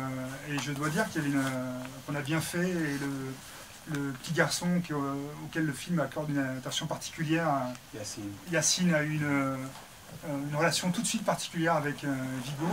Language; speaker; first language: French; native; French